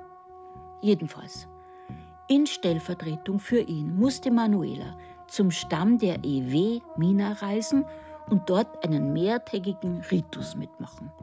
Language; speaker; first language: German; native; German